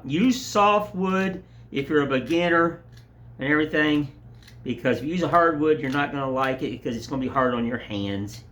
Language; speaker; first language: English; native; English